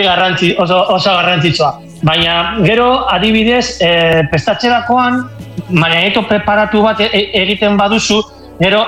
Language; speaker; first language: Basque; non-native, local second language; Spanish